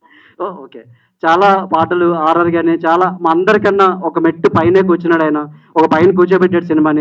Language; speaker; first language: Telugu; native; Telugu